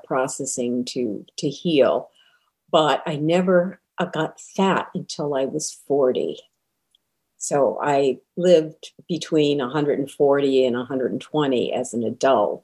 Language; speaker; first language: English; native; English